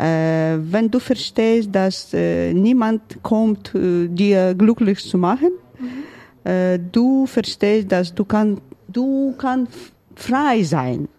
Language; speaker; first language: German; non-native, learner; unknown